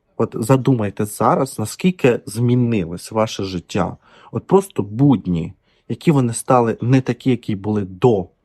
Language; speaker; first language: Ukrainian; non-native, local second language; Russian